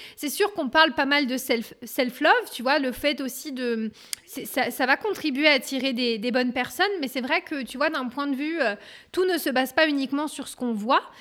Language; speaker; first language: French; native; French